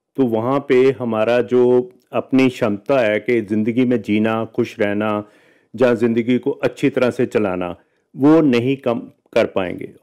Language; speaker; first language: Hindi; non-native, local second language; Punjabi